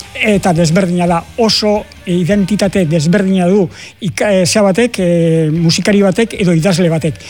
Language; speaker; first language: Basque; native; Basque